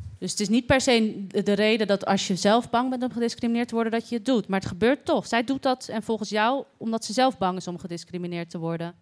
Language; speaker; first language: Dutch; native; Dutch